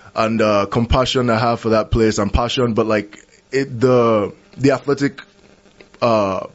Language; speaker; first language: English; non-native, local second language; Yoruba